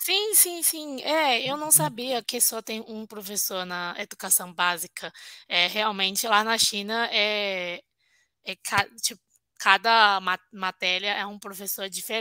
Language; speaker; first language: Portuguese; non-native, fluent; Chinese